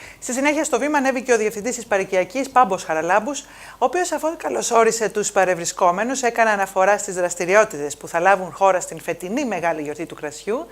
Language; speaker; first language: Greek; native; Greek